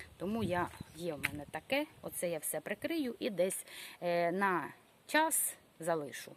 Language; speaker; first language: Ukrainian; non-native, local second language; Russian